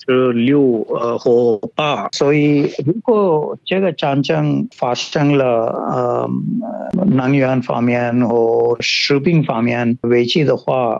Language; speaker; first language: Chinese; non-native, fluent; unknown